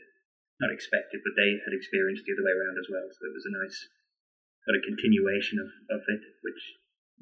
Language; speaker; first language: English; native; English